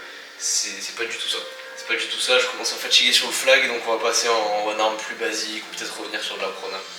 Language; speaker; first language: French; native; French